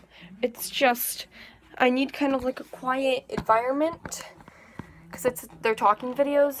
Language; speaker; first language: English; native; English